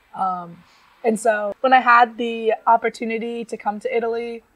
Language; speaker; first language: English; native; English